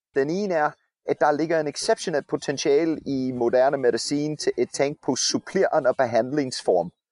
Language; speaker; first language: Danish; non-native, fluent; English